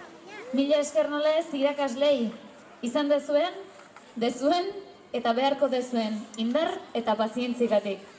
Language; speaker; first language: Basque; native; Basque